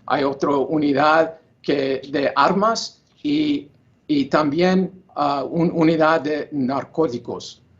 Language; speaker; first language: Spanish; non-native, learner; English